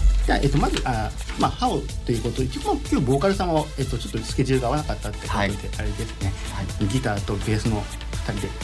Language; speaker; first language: Japanese; native; Japanese